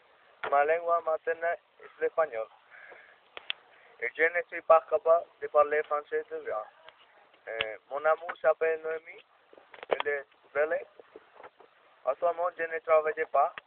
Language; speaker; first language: French; non-native, learner; Spanish